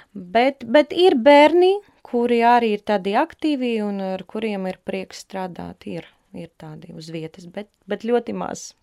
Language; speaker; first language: Latvian; non-native, local second language; Russian